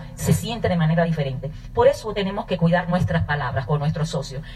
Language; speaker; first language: Spanish; native; Spanish